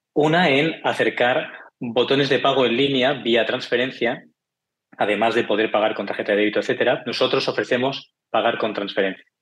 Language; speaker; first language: Spanish; native; Spanish